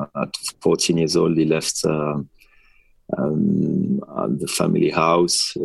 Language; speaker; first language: English; non-native, fluent; French